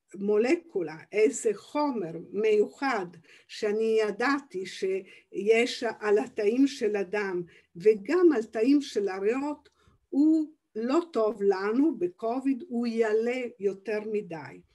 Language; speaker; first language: Hebrew; non-native, fluent; Italian